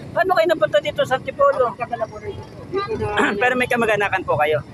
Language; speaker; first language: Filipino; native; Filipino